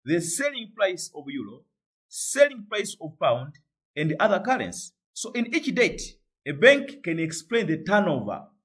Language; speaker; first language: English; non-native, local second language; Swahili